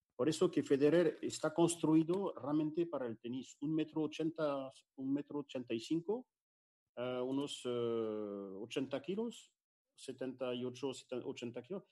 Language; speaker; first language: Spanish; non-native, fluent; French